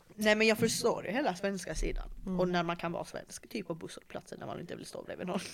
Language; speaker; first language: Swedish; native; Swedish